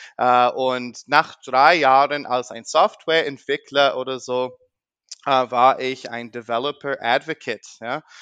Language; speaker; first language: German; non-native, learner; English